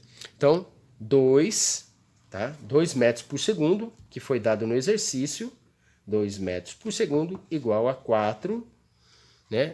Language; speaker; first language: Portuguese; native; Portuguese